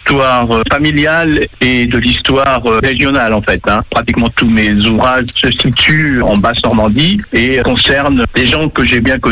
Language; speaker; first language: French; native; French